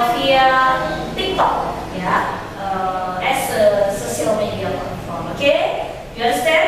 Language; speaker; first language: English; non-native, learner; Indonesian